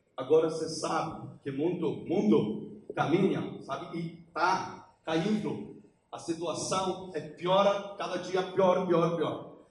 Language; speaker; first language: Portuguese; non-native, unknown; Polish